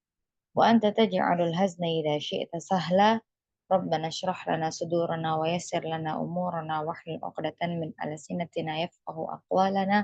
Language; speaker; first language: Arabic; non-native, fluent; Indonesian